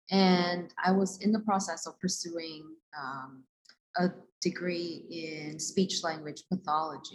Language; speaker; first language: English; non-native, local second language; Chinese